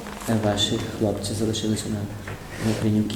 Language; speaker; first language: Ukrainian; early bilingual, heritage; Ukrainian